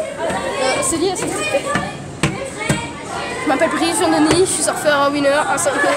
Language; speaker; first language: French; native; French